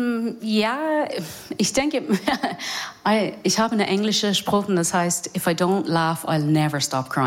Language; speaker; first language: German; non-native, fluent; English